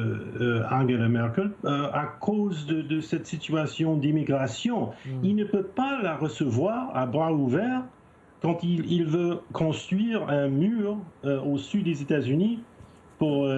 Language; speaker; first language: French; non-native, fluent; English